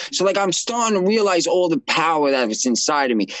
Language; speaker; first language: English; native; English